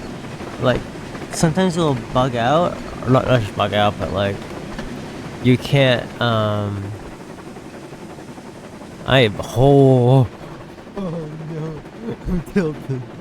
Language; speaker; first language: English; native; English